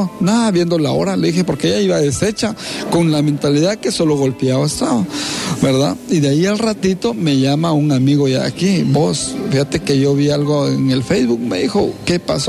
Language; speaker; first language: Spanish; native; Spanish